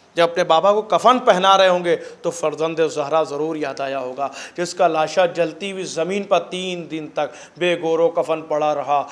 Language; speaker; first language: Urdu; native; Urdu